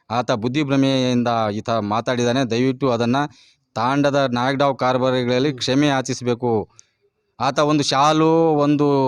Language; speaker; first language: Kannada; non-native, local second language; Lambadi